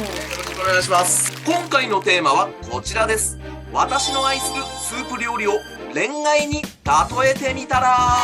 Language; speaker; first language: Japanese; native; Japanese